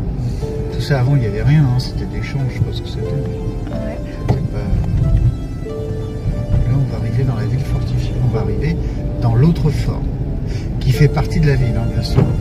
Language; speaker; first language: French; native; French